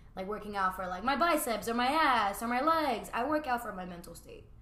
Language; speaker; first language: English; early bilingual, other home language; Spanish